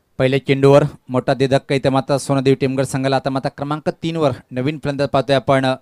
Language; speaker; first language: Marathi; native; Marathi